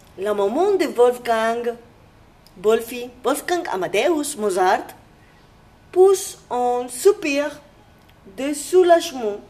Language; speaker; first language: French; non-native, fluent; Spanish